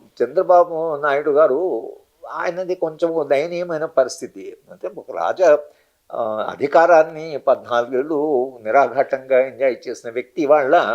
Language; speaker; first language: Telugu; native; Telugu